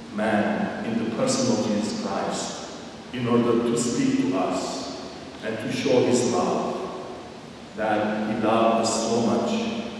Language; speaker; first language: English; non-native, fluent; Armenian